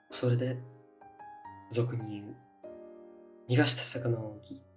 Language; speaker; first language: Japanese; non-native, fluent; English